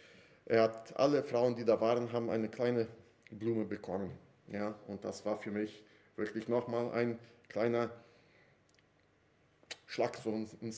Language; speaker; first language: German; non-native, fluent; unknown